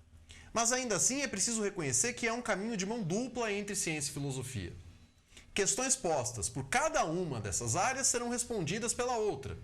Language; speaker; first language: Portuguese; native; Portuguese